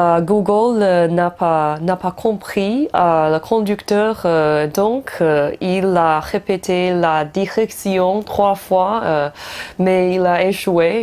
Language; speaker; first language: French; non-native, fluent; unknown